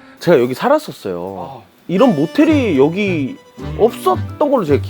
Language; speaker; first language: Korean; native; Korean